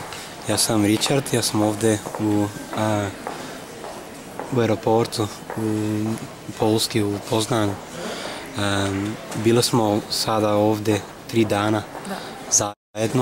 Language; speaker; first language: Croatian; non-native, fluent; English